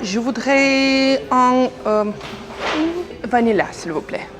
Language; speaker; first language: French; non-native, learner; Russian